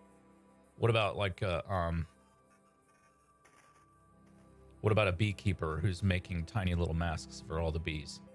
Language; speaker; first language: English; native; English